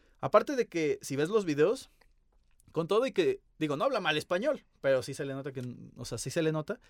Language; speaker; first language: Spanish; native; Spanish